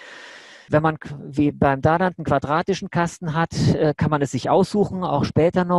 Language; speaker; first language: German; native; German